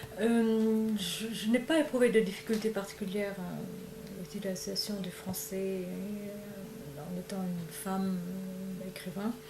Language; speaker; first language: French; non-native, fluent; Vietnamese